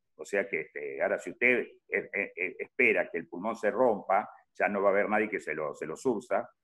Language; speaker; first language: Spanish; native; Spanish